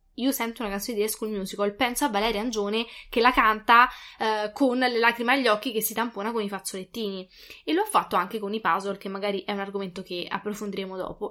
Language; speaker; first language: Italian; native; Italian